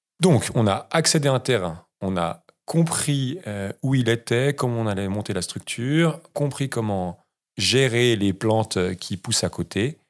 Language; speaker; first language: French; native; French